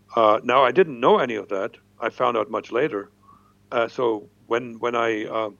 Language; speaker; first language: English; non-native, fluent; German